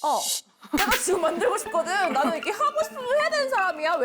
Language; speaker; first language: Korean; native; Korean